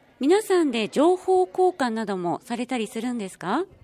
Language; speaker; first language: Japanese; native; Japanese